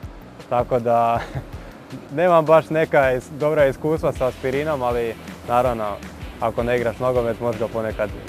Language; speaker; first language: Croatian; early bilingual, heritage; Croatian